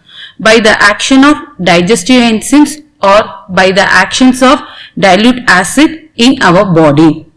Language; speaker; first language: English; non-native, local second language; Tamil